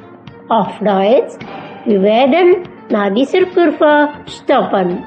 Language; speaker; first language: German; non-native, fluent; Indonesian